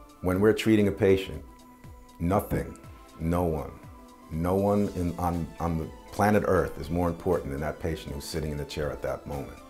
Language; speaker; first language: English; native; English